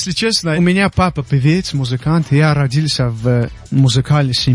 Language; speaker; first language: Russian; non-native, local second language; Tajik